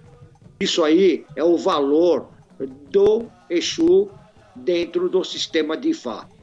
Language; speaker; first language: Portuguese; native; Portuguese